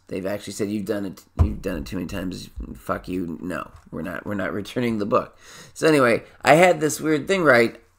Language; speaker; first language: English; native; English